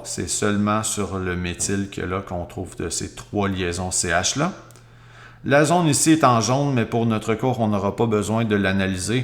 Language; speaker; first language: French; native; French